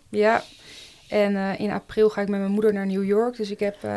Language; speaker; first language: Dutch; native; Dutch